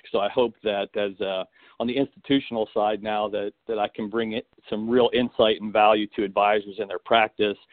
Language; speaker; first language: English; native; English